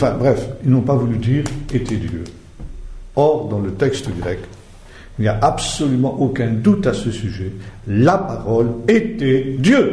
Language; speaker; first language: French; native; French